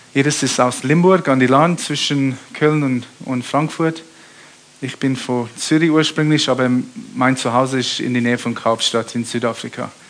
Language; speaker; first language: German; early bilingual, heritage; German